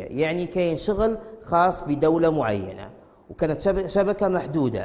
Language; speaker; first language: Arabic; native; Arabic